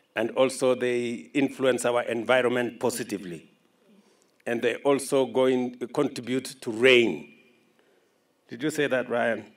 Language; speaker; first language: English; non-native, local second language; Kalenjin